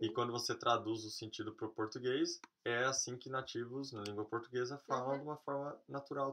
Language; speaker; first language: Portuguese; native; Portuguese